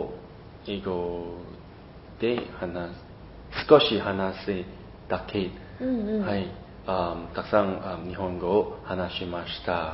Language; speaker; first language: Japanese; non-native, learner; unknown